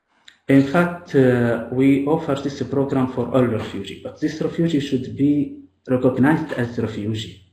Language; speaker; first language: English; non-native, fluent; Arabic